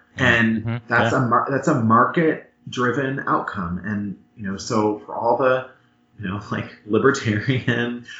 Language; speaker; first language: English; native; English